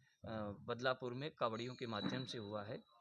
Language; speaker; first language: Hindi; native; Hindi